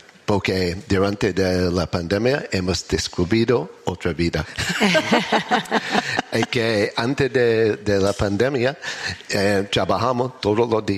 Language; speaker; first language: Spanish; non-native, learner; English